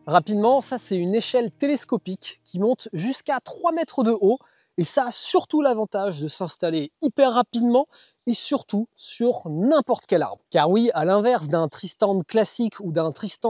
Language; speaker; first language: French; native; French